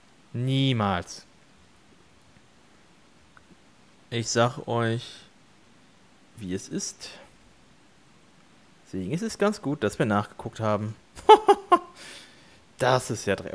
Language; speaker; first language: German; native; German